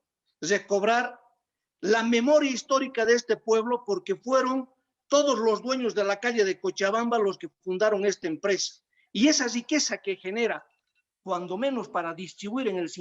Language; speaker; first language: Spanish; native; Spanish